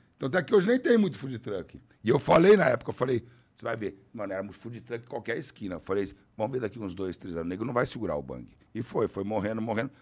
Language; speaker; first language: Portuguese; native; Portuguese